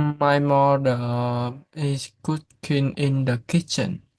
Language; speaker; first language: English; non-native, learner; Vietnamese